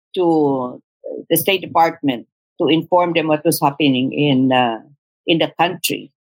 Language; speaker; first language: English; non-native, local second language; Tausug